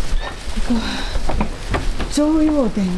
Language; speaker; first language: Japanese; native; Japanese